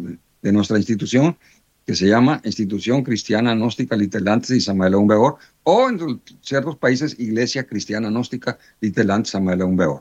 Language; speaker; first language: Spanish; native; Spanish